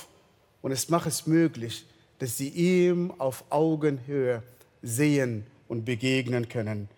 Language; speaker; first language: German; non-native, fluent; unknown